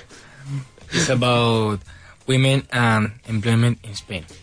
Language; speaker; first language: English; non-native, learner; Spanish